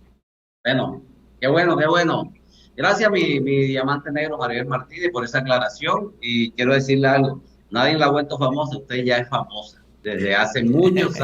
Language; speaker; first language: Spanish; native; Spanish